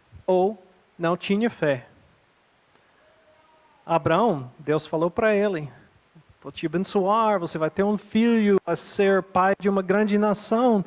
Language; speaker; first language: Portuguese; non-native, fluent; English